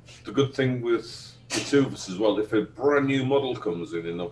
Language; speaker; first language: English; native; English